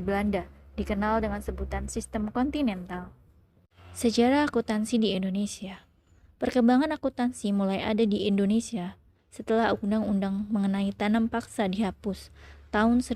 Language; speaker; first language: Indonesian; native; Indonesian